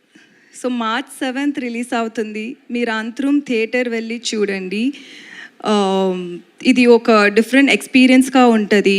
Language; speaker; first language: Telugu; non-native, learner; Tamil